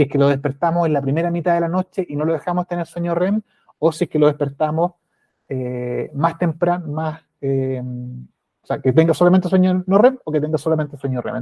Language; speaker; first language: Spanish; native; Spanish